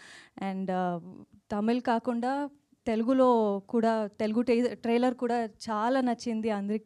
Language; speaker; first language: Telugu; non-native, learner; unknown